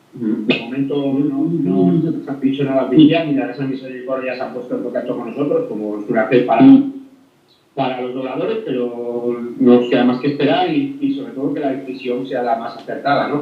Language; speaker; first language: Spanish; native; Spanish